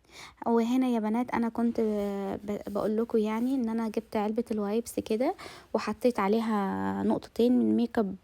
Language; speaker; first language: Arabic; native; Arabic